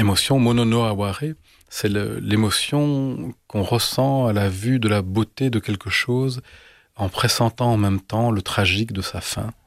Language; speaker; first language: French; native; French